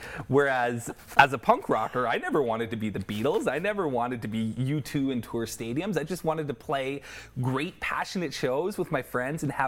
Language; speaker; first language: English; native; English